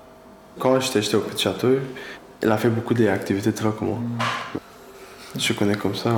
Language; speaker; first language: French; non-native, learner; Persian